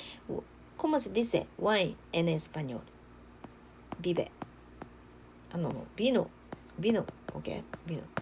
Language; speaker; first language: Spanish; non-native, learner; Japanese